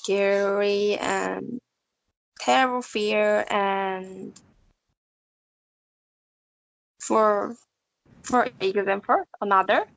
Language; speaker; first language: English; non-native, learner; Korean